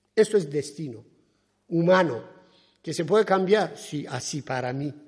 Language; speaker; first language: Spanish; non-native, fluent; Persian